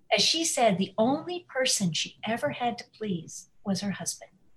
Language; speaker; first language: English; native; English